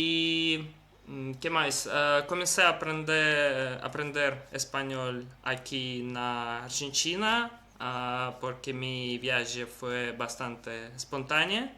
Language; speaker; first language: Portuguese; non-native, learner; Russian